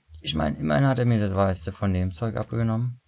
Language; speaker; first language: German; native; German